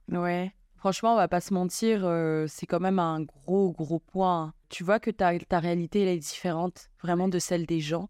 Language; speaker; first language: French; non-native, local second language; Malagasy